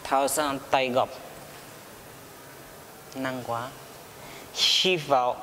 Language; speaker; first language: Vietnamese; non-native, learner; Hindi